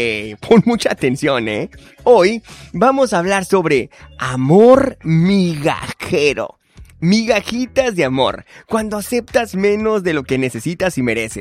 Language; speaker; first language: Spanish; native; Spanish